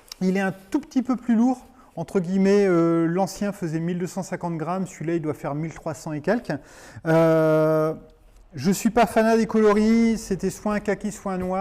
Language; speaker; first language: French; native; French